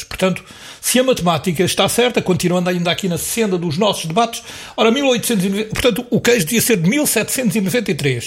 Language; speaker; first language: Portuguese; native; Portuguese